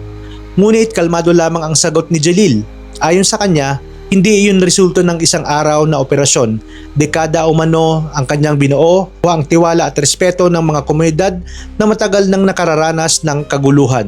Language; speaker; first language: Filipino; native; Filipino